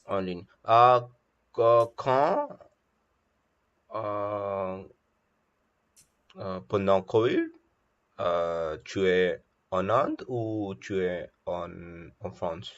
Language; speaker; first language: French; non-native, learner; Telugu